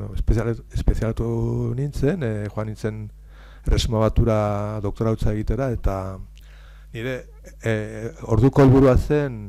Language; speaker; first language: Basque; non-native, local second language; Spanish